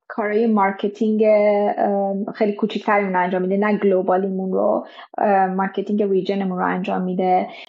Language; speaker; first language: Persian; native; Persian